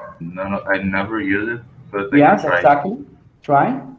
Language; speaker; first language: English; non-native, fluent; Portuguese